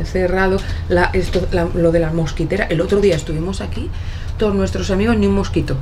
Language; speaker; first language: Spanish; native; Spanish